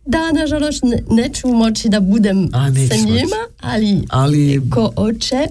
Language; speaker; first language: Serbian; non-native, fluent; German